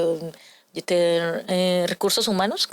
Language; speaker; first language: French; non-native, learner; Spanish